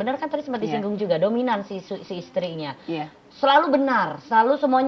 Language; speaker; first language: Indonesian; native; Indonesian